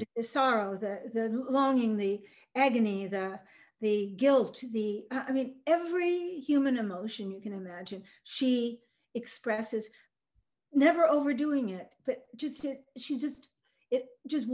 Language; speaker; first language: English; early bilingual, other home language; Norwegian